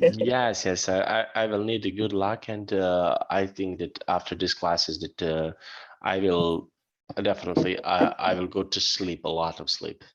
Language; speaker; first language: English; non-native, fluent; Serbian